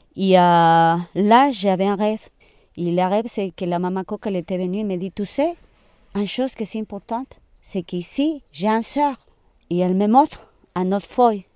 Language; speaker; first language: French; non-native, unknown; Spanish